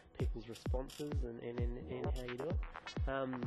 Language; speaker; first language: English; native; English